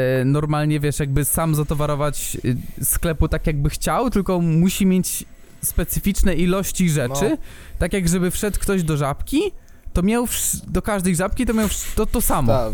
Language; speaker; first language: Polish; native; Polish